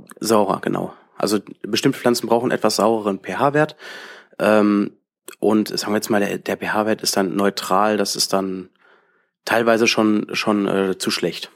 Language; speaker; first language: German; native; German